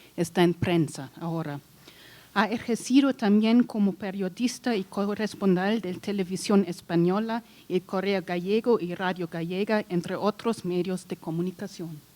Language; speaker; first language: Spanish; non-native, learner; German